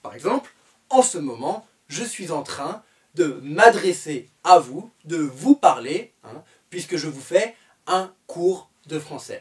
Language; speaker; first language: French; native; French